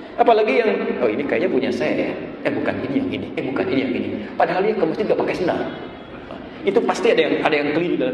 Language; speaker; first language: Indonesian; native; Indonesian